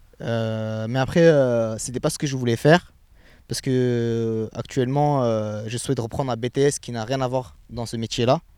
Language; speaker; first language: French; early bilingual, other home language; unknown